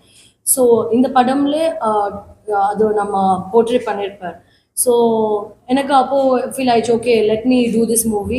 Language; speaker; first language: Tamil; non-native, learner; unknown